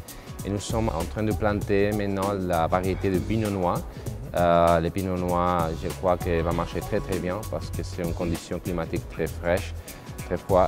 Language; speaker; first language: French; non-native, fluent; Spanish